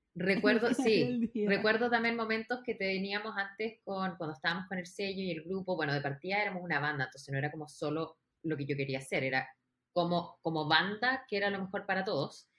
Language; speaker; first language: Spanish; native; Spanish